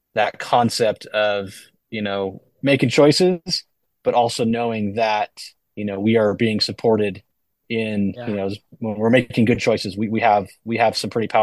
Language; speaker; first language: English; native; English